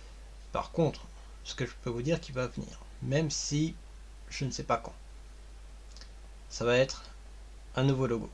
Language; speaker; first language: French; native; French